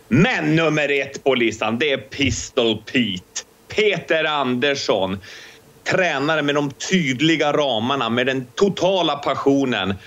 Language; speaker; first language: Swedish; native; Swedish